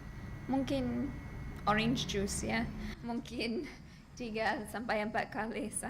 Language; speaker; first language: Indonesian; non-native, learner; English